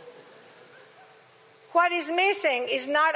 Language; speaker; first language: English; non-native, fluent; Greek